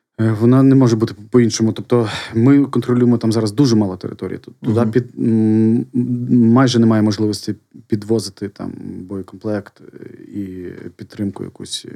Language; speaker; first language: Ukrainian; non-native, local second language; Russian